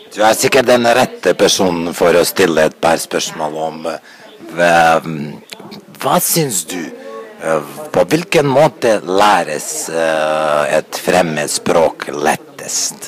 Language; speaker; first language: Norwegian; non-native, fluent; Serbian